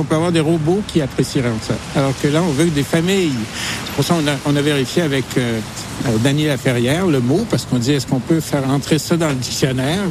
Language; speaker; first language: French; native; French